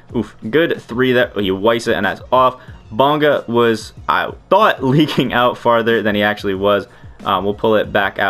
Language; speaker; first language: English; native; English